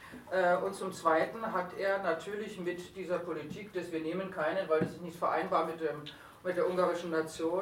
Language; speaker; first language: German; native; German